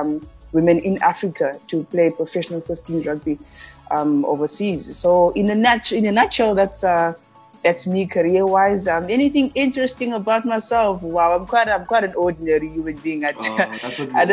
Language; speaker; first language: English; non-native, local second language; Xhosa